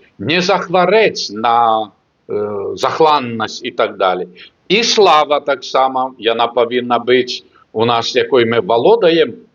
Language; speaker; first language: Belarusian; native; Belarusian